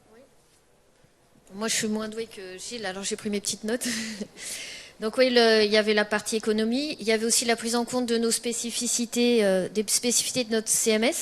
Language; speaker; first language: French; native; French